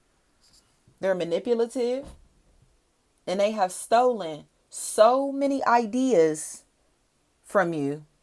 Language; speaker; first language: English; native; English